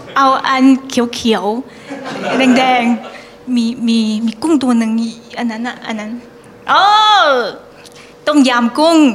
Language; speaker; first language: Thai; non-native, fluent; Chinese